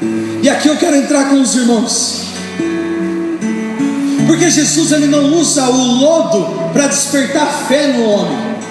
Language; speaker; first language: Portuguese; native; Portuguese